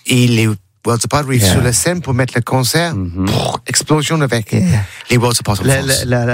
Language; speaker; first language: French; non-native, learner; English